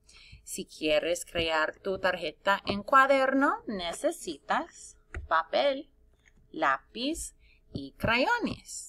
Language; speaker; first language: Spanish; non-native, fluent; English